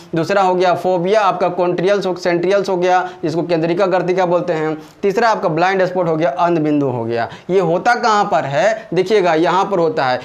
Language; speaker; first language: Hindi; native; Hindi